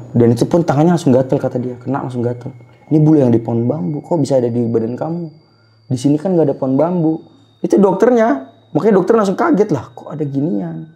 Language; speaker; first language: Indonesian; native; Indonesian